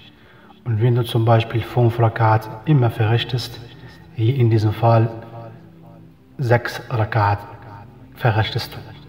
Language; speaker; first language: German; non-native, fluent; Arabic